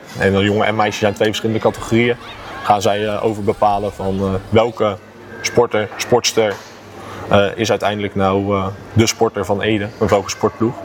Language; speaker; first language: Dutch; native; Dutch